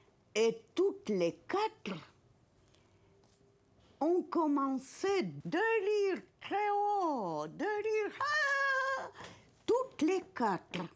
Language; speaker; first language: French; non-native, fluent; Russian